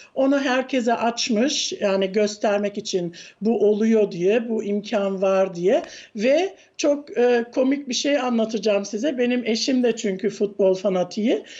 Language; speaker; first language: Turkish; early bilingual, heritage; Turkish